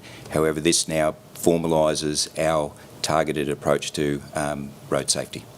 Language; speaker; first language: English; native; English